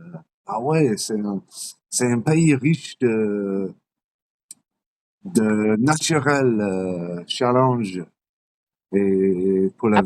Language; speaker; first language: French; non-native, learner; English